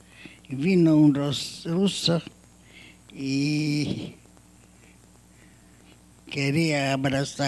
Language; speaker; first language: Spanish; non-native, learner; Hungarian